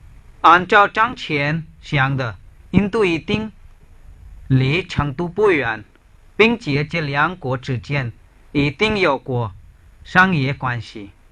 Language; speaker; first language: Chinese; non-native, fluent; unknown